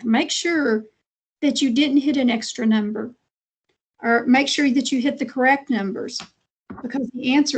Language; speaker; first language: English; native; English